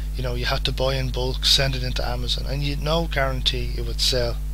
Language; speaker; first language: English; native; English